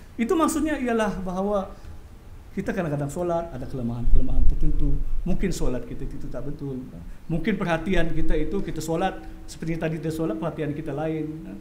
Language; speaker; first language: Malay; native; Malay